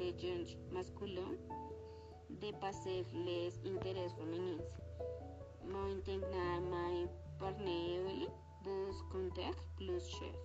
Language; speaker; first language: French; non-native, learner; Spanish